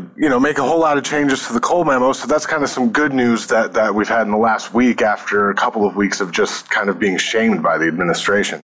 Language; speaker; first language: English; native; English